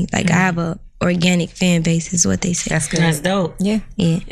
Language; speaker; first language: English; native; English